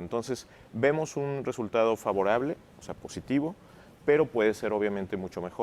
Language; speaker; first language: Spanish; native; Spanish